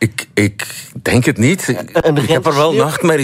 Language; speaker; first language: Dutch; native; Dutch